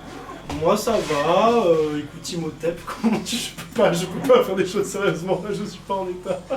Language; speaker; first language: French; native; French